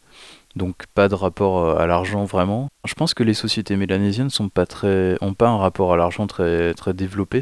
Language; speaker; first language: French; native; French